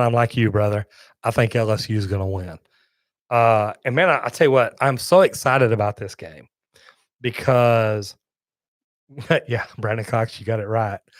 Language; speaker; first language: English; native; English